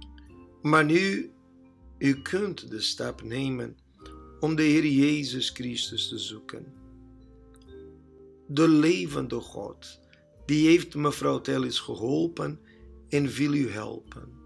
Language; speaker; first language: Dutch; non-native, learner; Portuguese